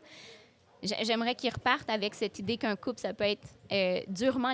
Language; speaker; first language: French; native; French